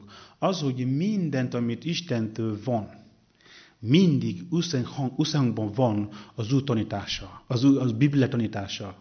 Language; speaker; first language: Hungarian; non-native, learner; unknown